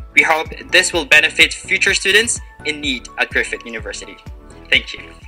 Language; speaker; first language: English; non-native, local second language; Filipino